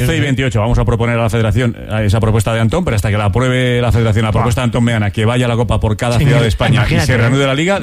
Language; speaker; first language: Spanish; native; Spanish